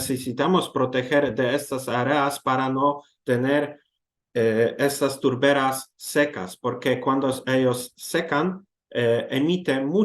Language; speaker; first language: Spanish; non-native, learner; Polish